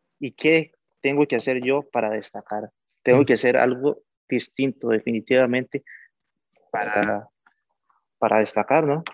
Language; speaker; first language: Spanish; native; Spanish